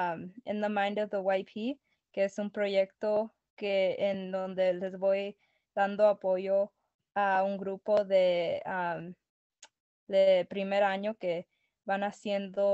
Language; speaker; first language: Spanish; early bilingual, other home language; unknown